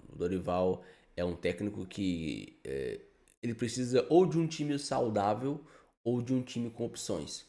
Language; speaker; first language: Portuguese; native; Portuguese